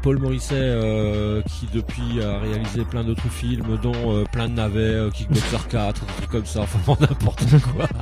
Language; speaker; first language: French; native; French